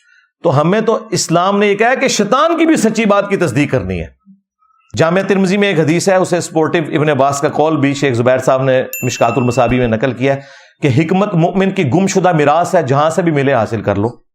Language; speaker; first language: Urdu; non-native, local second language; Punjabi